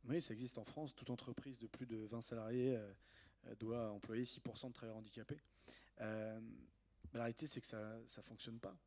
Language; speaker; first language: French; native; French